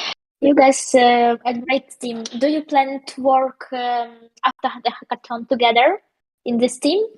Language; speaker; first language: English; non-native, learner; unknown